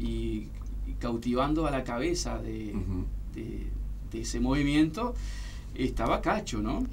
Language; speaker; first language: Spanish; native; Spanish